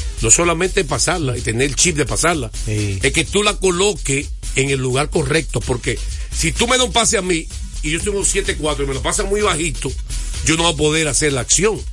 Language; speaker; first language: Spanish; native; Spanish